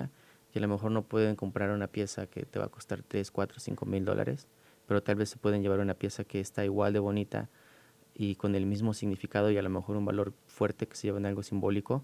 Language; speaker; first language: Spanish; native; Spanish